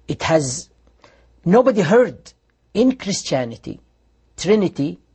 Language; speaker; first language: English; non-native, fluent; Arabic